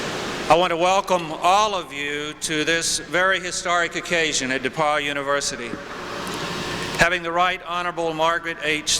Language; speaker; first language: English; native; English